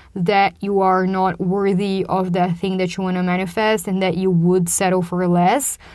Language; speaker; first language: English; non-native, fluent; Portuguese